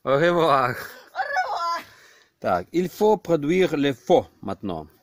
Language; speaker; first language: French; non-native, learner; Ukrainian